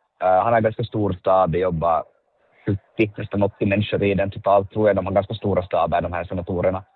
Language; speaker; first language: Swedish; native; Swedish